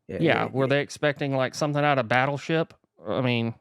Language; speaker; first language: English; native; English